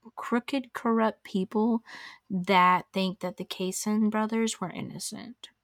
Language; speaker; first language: English; native; English